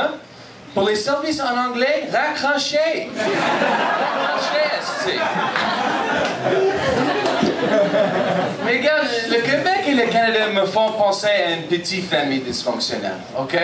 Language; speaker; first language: French; non-native, local second language; English